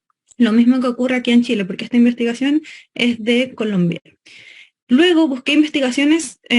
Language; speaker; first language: Spanish; native; Spanish